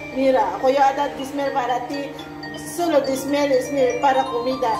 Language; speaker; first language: Spanish; non-native, learner; Filipino